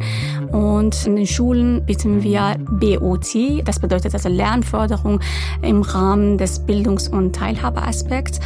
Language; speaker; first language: German; non-native, fluent; Persian